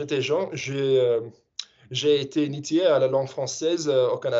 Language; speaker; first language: French; non-native, fluent; English